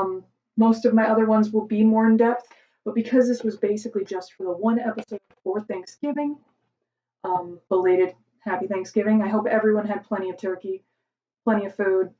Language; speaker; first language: English; native; English